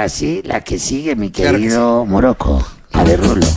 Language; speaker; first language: Spanish; native; Spanish